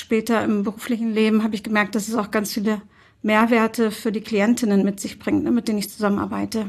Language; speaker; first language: German; early bilingual, other home language; Turkish